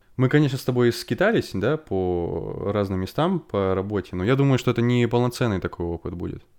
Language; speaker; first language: Russian; native; Russian